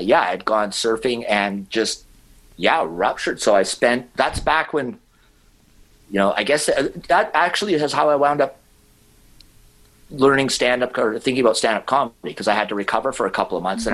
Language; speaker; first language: English; native; English